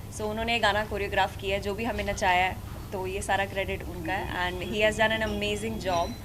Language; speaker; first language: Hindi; non-native, local second language; Punjabi